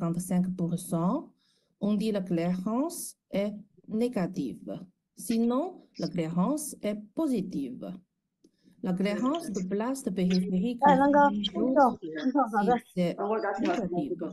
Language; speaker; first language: French; non-native, fluent; Chinese